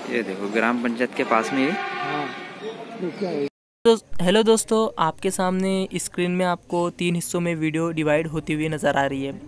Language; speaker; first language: Hindi; non-native, local second language; Urdu